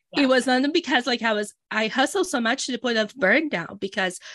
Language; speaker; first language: English; early bilingual, other home language; Portuguese